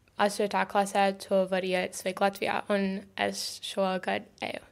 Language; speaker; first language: Latvian; early bilingual, heritage; English